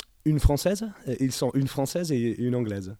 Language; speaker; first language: French; non-native, learner; English